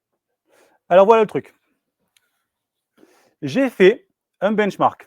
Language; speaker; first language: French; native; French